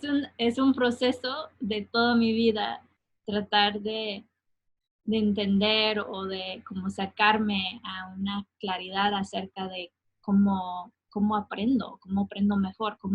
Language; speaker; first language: Spanish; non-native, fluent; English